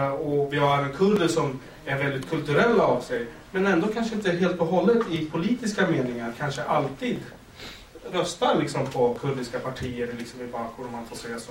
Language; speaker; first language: Swedish; early bilingual, other home language; Kurdish